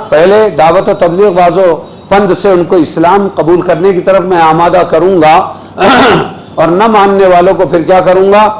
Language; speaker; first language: Urdu; native; Urdu